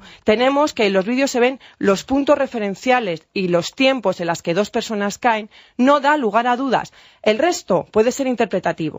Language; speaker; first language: Spanish; native; Spanish